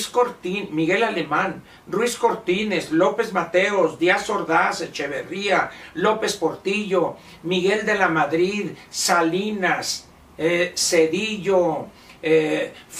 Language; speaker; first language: Spanish; native; Spanish